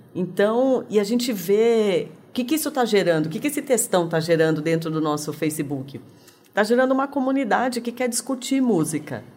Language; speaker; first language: Portuguese; native; Portuguese